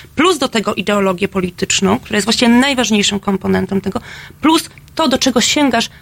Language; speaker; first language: Polish; native; Polish